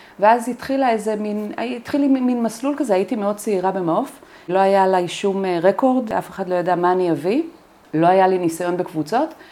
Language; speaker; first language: Hebrew; native; Hebrew